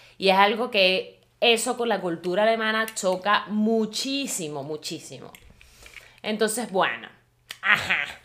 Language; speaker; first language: Spanish; native; Spanish